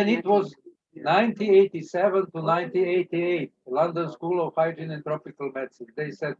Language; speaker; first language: English; non-native, learner; Serbian